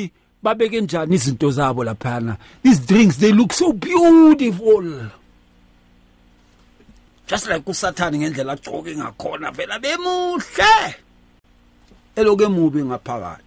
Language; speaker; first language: English; non-native, local second language; Zulu